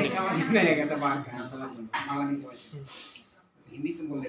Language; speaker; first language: Hindi; non-native, local second language; Bangla